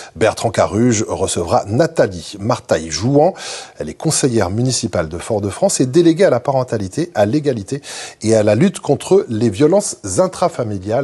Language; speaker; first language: French; native; French